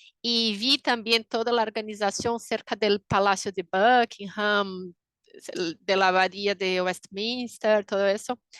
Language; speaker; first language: Spanish; non-native, fluent; Portuguese